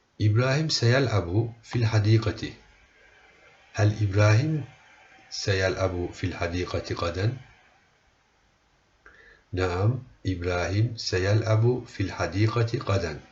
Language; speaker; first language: Arabic; non-native, fluent; Turkish